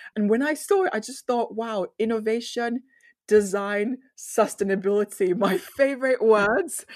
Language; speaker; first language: English; non-native, local second language; Yoruba